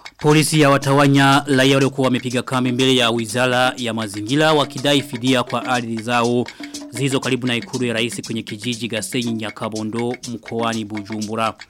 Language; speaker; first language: Swahili; non-native, local second language; Rundi